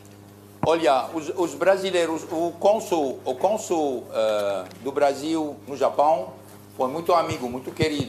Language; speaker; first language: Portuguese; early bilingual, heritage; Portuguese